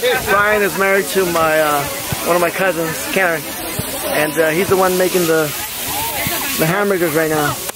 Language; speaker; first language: English; early bilingual, other home language; Spanish